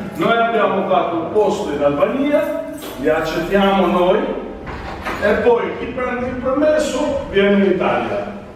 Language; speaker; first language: Italian; non-native, fluent; Albanian